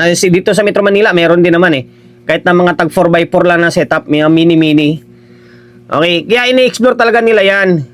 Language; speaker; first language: Filipino; non-native, local second language; Hiligaynon